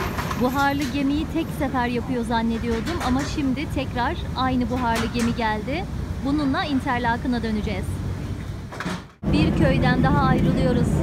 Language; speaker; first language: Turkish; native; Turkish